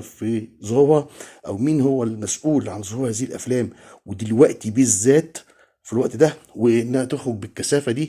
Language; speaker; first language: Arabic; native; Arabic